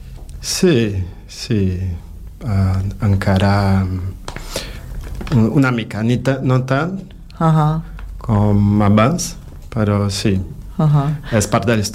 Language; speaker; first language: Catalan; non-native, learner; Portuguese